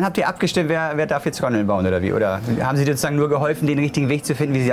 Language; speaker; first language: German; native; German